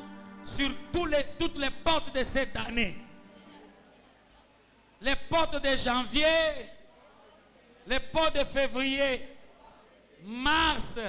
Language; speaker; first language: French; non-native, local second language; Swahili